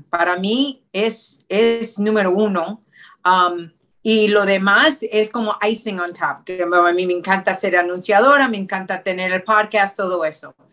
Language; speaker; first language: Spanish; early bilingual, heritage; Spanish